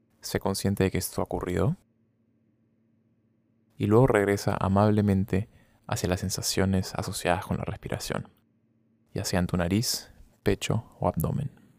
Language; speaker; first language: Spanish; native; Spanish